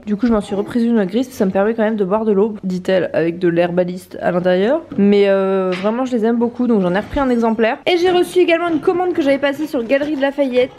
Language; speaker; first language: French; native; French